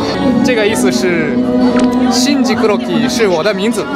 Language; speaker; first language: Chinese; non-native, fluent; Japanese